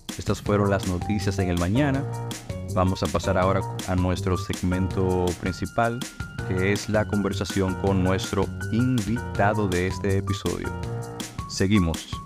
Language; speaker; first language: Spanish; native; Spanish